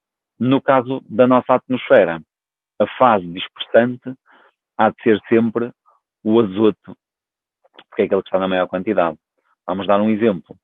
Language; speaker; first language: Portuguese; native; Portuguese